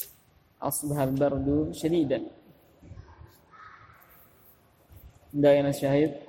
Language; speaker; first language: Arabic; non-native, fluent; Indonesian